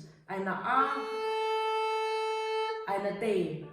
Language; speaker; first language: German; non-native, learner; Chinese